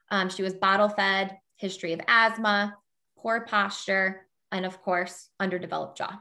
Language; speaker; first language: English; native; English